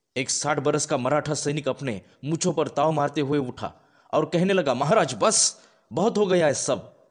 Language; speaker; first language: Hindi; non-native, local second language; Marathi